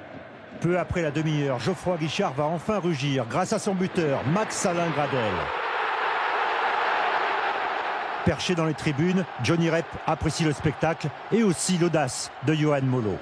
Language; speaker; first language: French; native; French